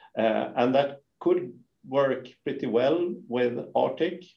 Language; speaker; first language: English; non-native, fluent; Swedish